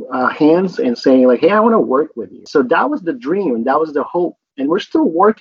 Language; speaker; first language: English; non-native, local second language; Filipino